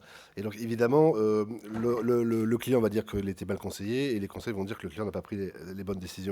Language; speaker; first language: French; native; French